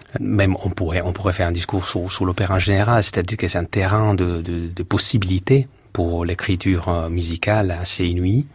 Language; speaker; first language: French; non-native, fluent; Italian